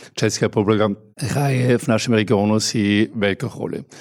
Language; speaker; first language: Czech; non-native, fluent; German